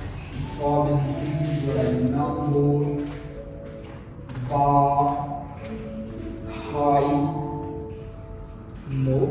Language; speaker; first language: Vietnamese; non-native, learner; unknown